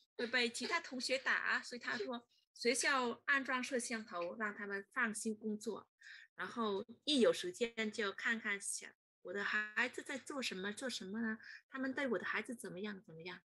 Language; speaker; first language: Chinese; non-native, fluent; Vietnamese